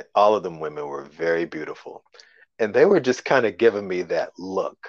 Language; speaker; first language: English; native; English